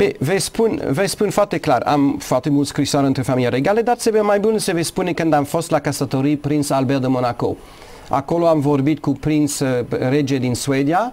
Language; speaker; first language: Romanian; non-native, learner; English